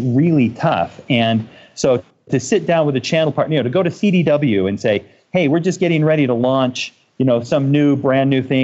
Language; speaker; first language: English; native; English